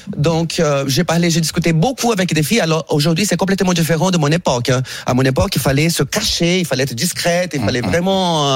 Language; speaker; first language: French; non-native, fluent; Portuguese